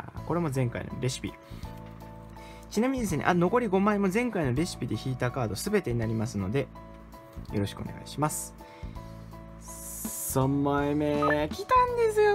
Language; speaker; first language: Japanese; native; Japanese